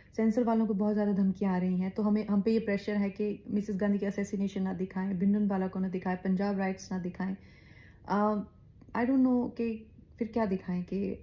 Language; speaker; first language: Hindi; native; Hindi